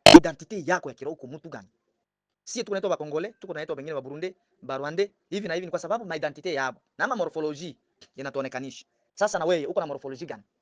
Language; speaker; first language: Swahili; native; Swahili